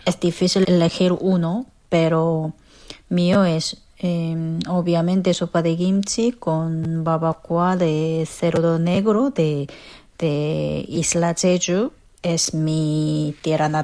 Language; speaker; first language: Spanish; non-native, fluent; Korean